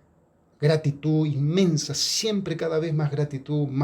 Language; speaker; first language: Spanish; native; Spanish